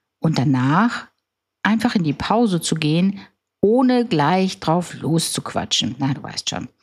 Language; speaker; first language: German; native; German